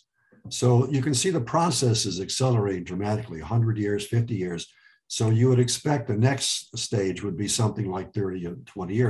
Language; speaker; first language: English; early bilingual, other home language; Arabic